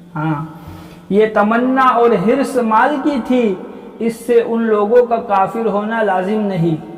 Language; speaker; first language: Urdu; non-native, local second language; Gujarati